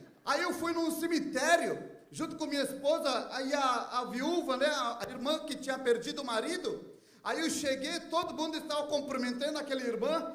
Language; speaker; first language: Portuguese; non-native, fluent; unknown